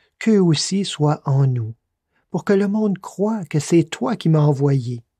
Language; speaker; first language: French; native; French